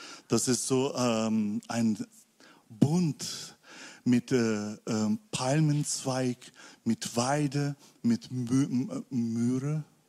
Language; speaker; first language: German; non-native, learner; Russian